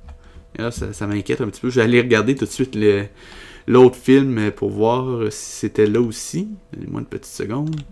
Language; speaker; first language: French; native; French